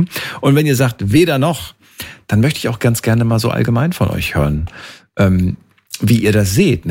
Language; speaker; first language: German; native; German